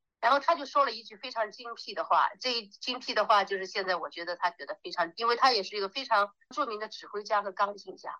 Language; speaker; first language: Chinese; native; Chinese